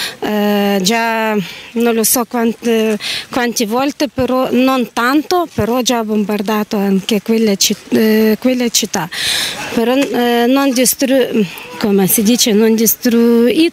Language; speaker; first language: Italian; non-native, learner; Ukrainian